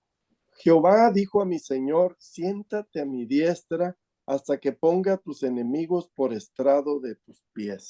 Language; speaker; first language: Spanish; native; Spanish